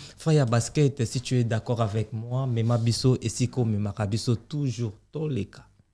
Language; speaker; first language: French; non-native, local second language; Lingala